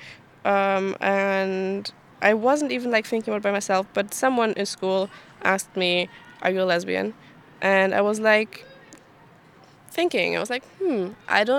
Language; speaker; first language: English; non-native, fluent; German